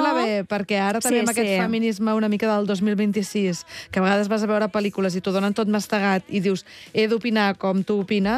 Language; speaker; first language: Catalan; native; Catalan